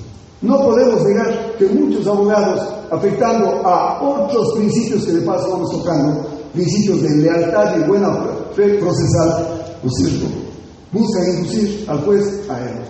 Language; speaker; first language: Spanish; native; Spanish